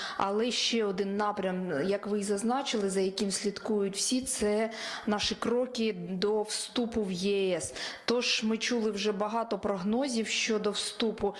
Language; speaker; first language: Ukrainian; native; Ukrainian